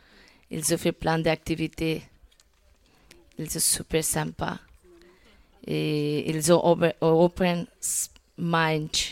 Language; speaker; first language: French; non-native, learner; Bangla